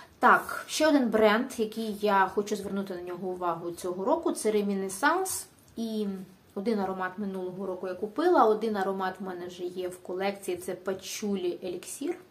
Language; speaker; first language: Ukrainian; native; Ukrainian